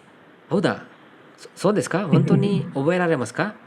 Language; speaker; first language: Japanese; non-native, fluent; Kannada